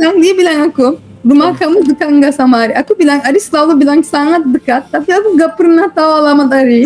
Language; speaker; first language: Indonesian; non-native, fluent; Turkish